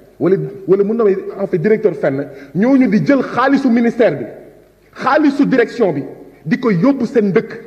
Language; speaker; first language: Wolof; non-native, local second language; Jola-Fonyi